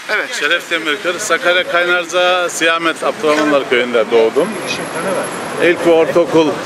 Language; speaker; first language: Turkish; native; Turkish